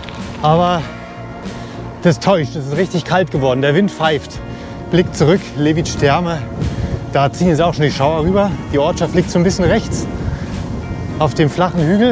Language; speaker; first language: German; native; German